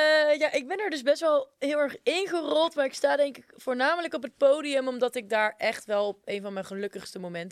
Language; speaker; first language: Dutch; native; Dutch